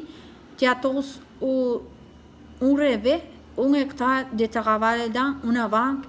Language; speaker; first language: French; non-native, learner; Spanish